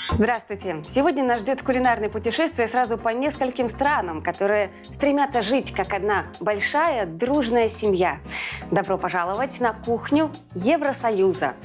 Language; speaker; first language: Russian; native; Russian